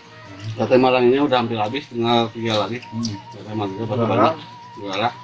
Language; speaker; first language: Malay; non-native, local second language; Sundanese